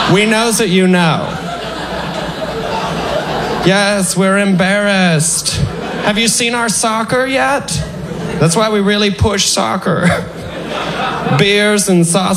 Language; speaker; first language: English; non-native, fluent; German